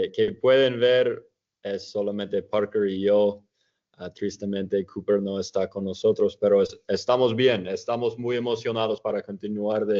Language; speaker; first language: Spanish; non-native, fluent; English